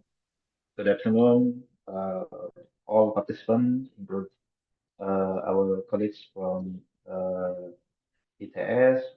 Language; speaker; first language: English; non-native, fluent; Indonesian